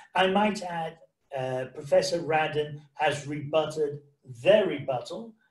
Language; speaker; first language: English; native; English